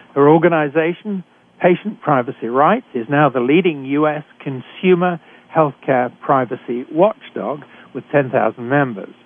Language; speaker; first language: English; native; English